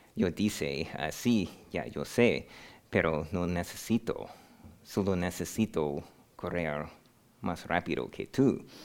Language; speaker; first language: Spanish; non-native, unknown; English